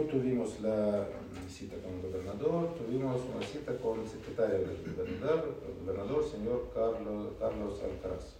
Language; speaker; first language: Spanish; non-native, learner; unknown